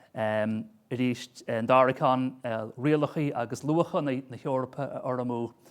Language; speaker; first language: Irish; native; Irish